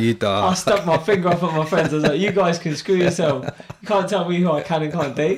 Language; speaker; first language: English; native; English